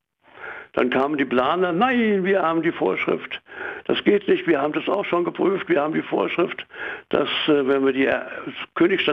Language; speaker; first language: German; native; German